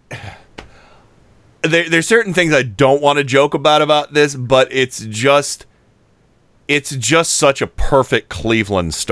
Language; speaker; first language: English; native; English